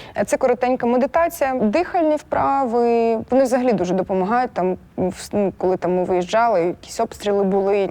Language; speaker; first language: Ukrainian; non-native, local second language; Russian